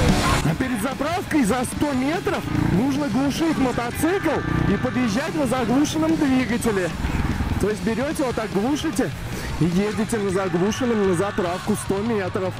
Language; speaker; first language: Russian; native; Russian